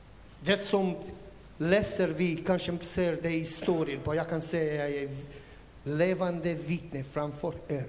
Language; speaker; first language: Swedish; non-native, learner; Romanian